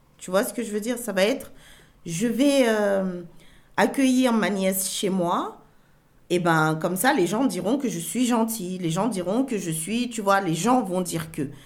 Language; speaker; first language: French; early bilingual, other home language; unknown